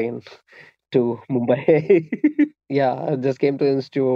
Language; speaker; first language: English; non-native, local second language; Malayalam